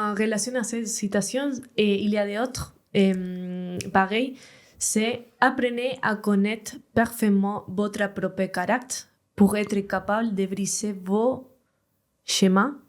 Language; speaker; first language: French; non-native, learner; Spanish